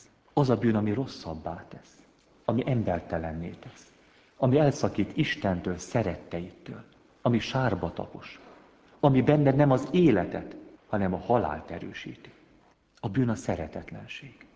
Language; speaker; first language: Hungarian; native; Hungarian